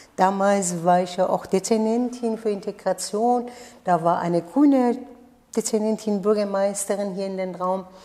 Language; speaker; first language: German; non-native, fluent; Persian